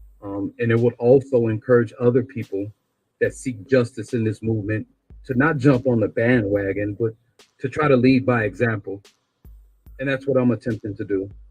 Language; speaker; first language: English; native; English